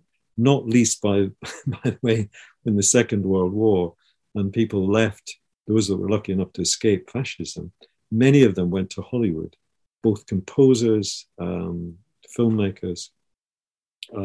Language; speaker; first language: English; native; English